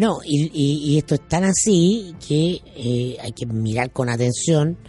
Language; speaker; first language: Spanish; native; Spanish